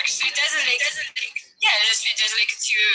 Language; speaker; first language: French; non-native, learner; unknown